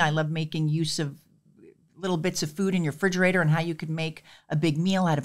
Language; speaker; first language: English; native; English